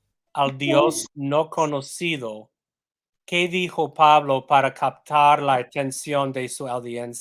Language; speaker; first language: Spanish; non-native, fluent; English